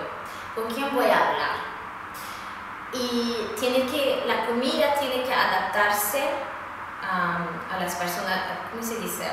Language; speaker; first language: Spanish; non-native, fluent; Swedish